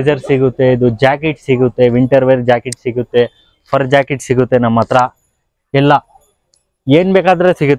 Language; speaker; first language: Kannada; non-native, local second language; Urdu